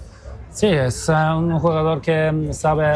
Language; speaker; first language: Spanish; non-native, fluent; Polish